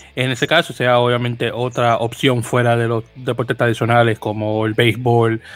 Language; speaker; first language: Spanish; native; Spanish